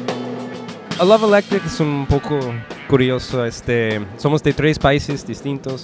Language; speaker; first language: Spanish; non-native, fluent; English